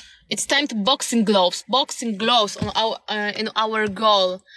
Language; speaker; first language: English; non-native, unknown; Polish